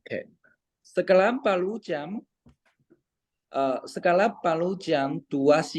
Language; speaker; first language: Indonesian; non-native, learner; Chinese